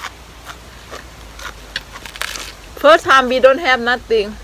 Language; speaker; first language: English; non-native, learner; Thai